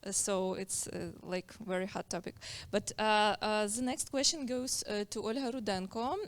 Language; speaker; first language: English; non-native, fluent; Ukrainian